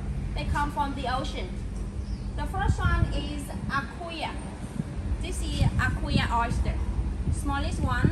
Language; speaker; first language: English; non-native, fluent; Vietnamese